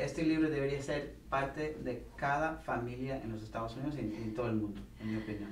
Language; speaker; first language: Spanish; non-native, fluent; English